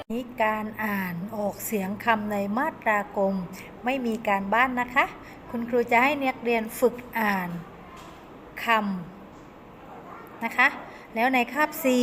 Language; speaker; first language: Thai; native; Thai